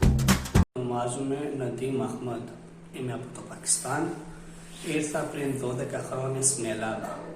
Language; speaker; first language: Greek; non-native, fluent; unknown